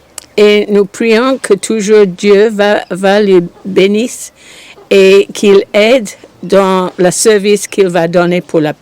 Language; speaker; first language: French; non-native, fluent; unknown